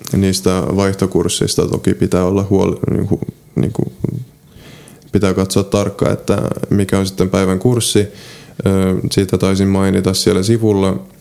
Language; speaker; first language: Finnish; early bilingual, other home language; Polish